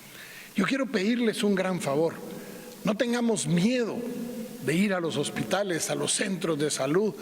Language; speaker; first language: Spanish; native; Spanish